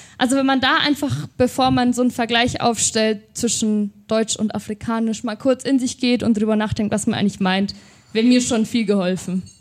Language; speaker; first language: German; native; German